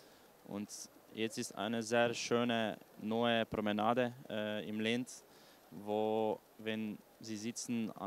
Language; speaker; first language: German; non-native, learner; Slovenian